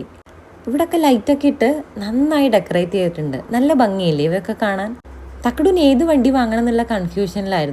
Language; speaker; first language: Malayalam; native; Malayalam